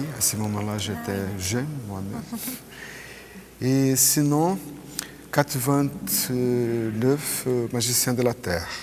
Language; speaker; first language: French; non-native, fluent; Portuguese